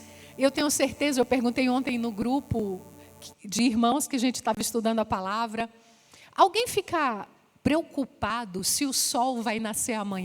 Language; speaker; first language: Portuguese; native; Portuguese